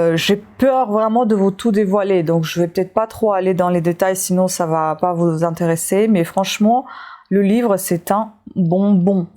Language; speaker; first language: French; non-native, fluent; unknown